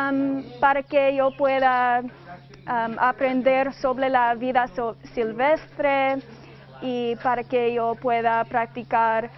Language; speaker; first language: Spanish; non-native, learner; English